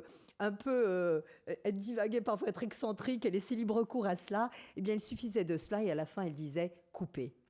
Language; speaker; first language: French; native; French